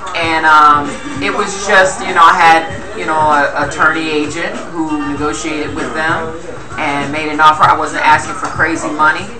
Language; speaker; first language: English; native; English